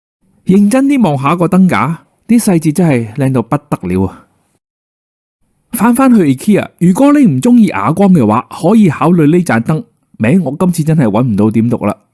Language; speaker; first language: Cantonese; native; Cantonese